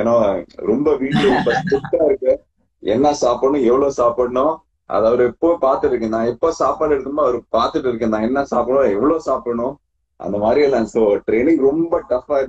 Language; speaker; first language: Tamil; non-native, fluent; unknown